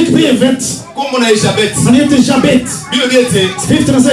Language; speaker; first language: Swedish; non-native, fluent; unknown